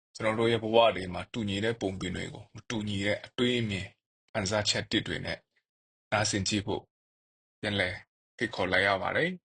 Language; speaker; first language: Burmese; non-native, local second language; Kachin